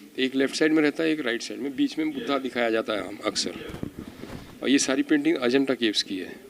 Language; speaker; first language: Hindi; non-native, local second language; Marathi